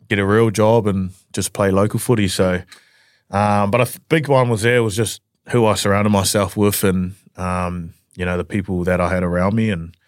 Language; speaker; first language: English; native; English